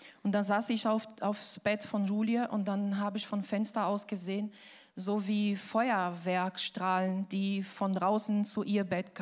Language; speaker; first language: German; non-native, fluent; Portuguese